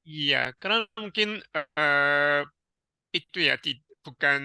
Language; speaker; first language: Indonesian; non-native, learner; Korean